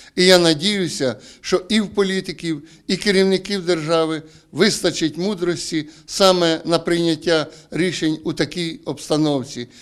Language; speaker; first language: Ukrainian; native; Ukrainian